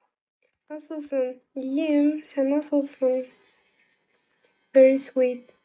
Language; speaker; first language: Turkish; non-native, learner; Uzbek